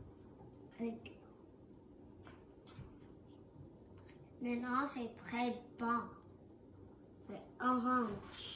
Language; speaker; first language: French; non-native, local second language; English